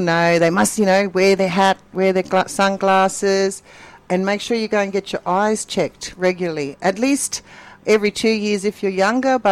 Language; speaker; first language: English; native; English